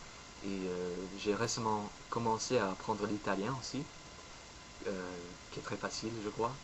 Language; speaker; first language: French; non-native, fluent; English